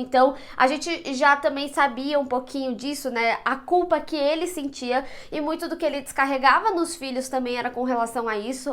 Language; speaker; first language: Portuguese; native; Portuguese